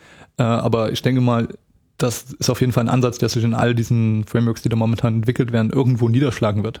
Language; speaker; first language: German; native; German